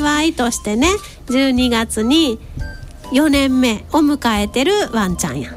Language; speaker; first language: Japanese; native; Japanese